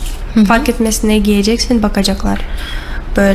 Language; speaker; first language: Turkish; non-native, learner; Russian